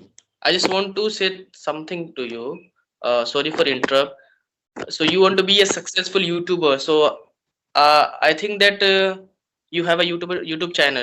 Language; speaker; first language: English; non-native, learner; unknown